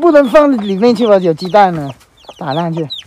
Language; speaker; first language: Chinese; native; Chinese